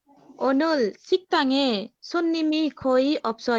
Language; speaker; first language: Korean; non-native, learner; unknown